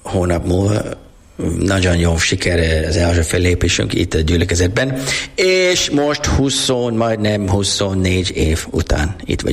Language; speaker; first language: Hungarian; non-native, learner; English